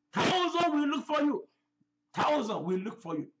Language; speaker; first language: English; non-native, local second language; Yoruba